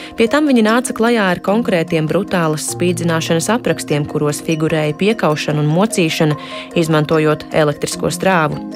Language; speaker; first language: Latvian; native; Latvian